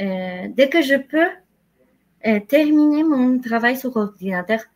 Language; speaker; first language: French; non-native, fluent; Polish